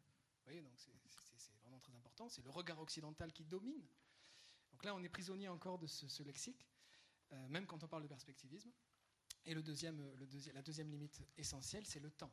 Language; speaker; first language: French; native; French